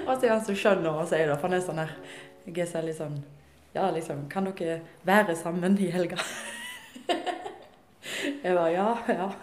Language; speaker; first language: Norwegian; native; Norwegian